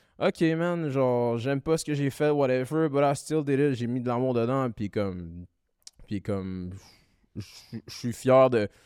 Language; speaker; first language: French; early bilingual, other home language; Malagasy